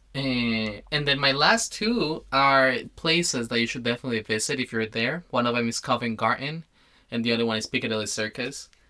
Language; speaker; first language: English; non-native, fluent; Spanish